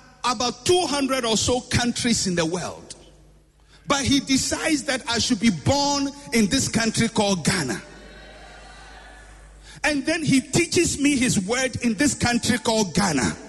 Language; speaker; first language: English; non-native, local second language; Akan